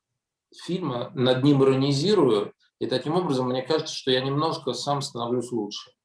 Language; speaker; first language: Russian; native; Russian